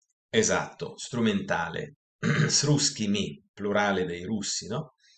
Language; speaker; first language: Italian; non-native, fluent; Russian